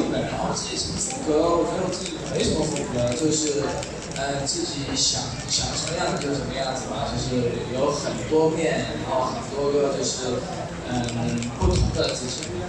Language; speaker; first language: Chinese; native; Chinese